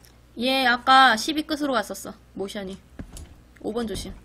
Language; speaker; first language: Korean; native; Korean